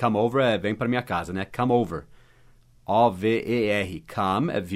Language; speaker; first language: Portuguese; non-native, fluent; English